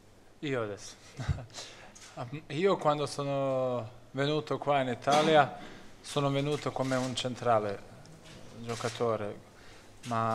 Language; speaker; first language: Italian; non-native, learner; Bosnian